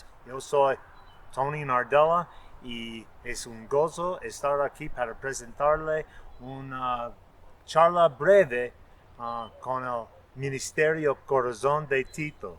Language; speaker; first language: Spanish; non-native, fluent; English